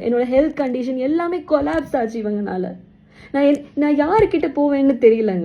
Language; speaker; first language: Tamil; non-native, local second language; Malayalam